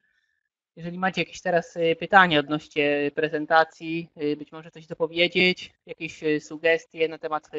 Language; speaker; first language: Polish; native; Polish